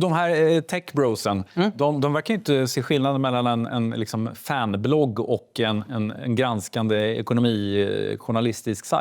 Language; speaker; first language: Swedish; native; Swedish